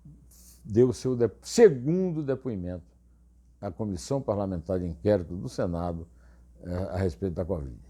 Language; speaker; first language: Portuguese; native; Portuguese